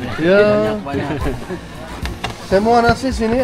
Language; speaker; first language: Indonesian; non-native, learner; Turkish